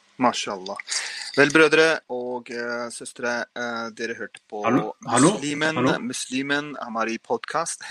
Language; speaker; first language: Norwegian; early bilingual, other home language; Urdu